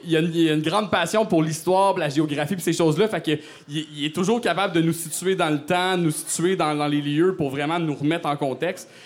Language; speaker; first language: French; native; French